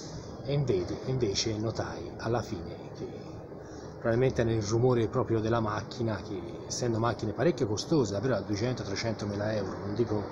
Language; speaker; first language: Italian; native; Italian